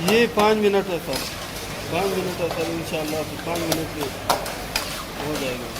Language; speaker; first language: Hindi; non-native, local second language; Pashto